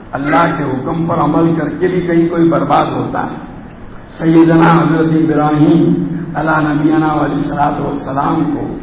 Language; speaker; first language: Urdu; non-native, local second language; Gujarati